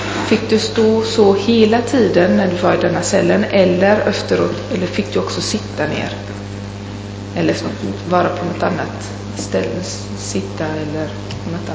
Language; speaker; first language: Swedish; non-native, fluent; Italian